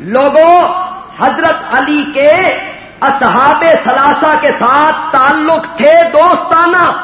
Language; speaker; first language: Urdu; non-native, local second language; Punjabi